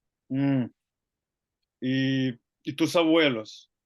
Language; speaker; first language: Spanish; non-native, learner; Finnish